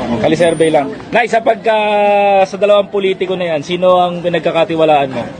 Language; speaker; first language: Filipino; native; Filipino